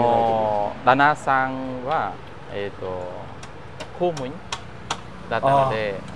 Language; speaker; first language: Japanese; non-native, fluent; Khmer